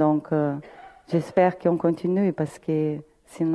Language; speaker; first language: French; non-native, fluent; Portuguese